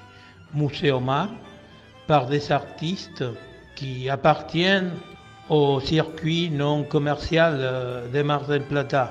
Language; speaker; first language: French; non-native, fluent; Spanish